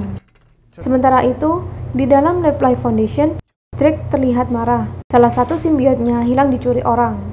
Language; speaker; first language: Indonesian; native; Indonesian